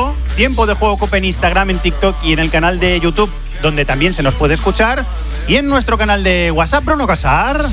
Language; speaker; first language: Spanish; native; Spanish